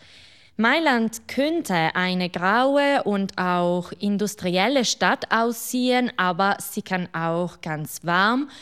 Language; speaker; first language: German; non-native, fluent; Italian